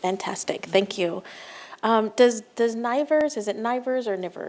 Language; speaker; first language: English; native; English